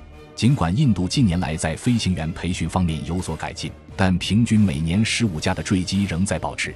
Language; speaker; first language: Chinese; native; Chinese